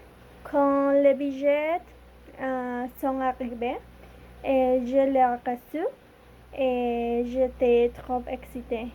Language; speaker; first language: French; non-native, learner; Spanish